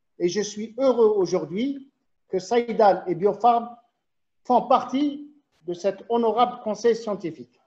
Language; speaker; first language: French; non-native, local second language; Arabic